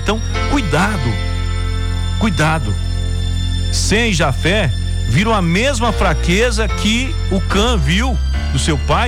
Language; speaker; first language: Portuguese; native; Portuguese